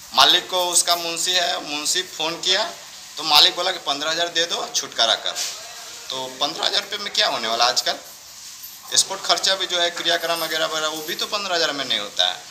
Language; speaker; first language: Hindi; native; Hindi